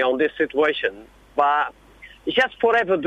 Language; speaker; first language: English; non-native, learner; Portuguese